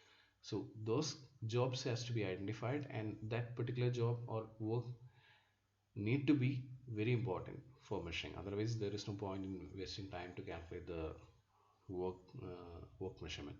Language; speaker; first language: English; non-native, local second language; Malayalam